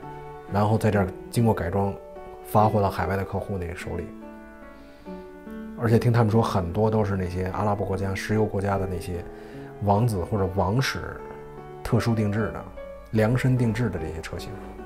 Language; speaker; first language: Chinese; native; Chinese